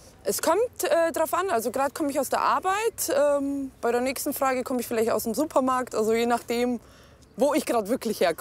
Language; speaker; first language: German; early bilingual, other home language; Bosnian